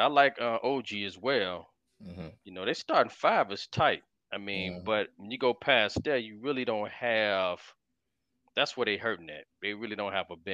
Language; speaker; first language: English; native; English